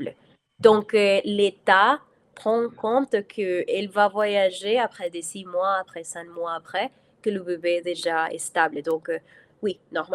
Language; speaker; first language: French; non-native, fluent; Spanish